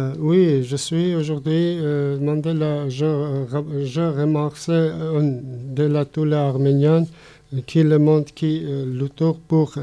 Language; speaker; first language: French; non-native, learner; Armenian